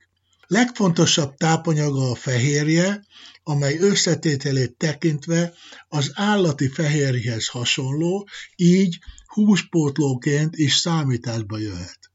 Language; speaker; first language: Hungarian; native; Hungarian